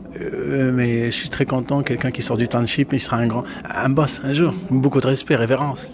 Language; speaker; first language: French; non-native, fluent; Spanish